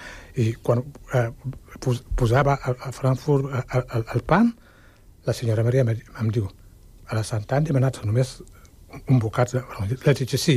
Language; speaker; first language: Catalan; non-native, fluent; Wolof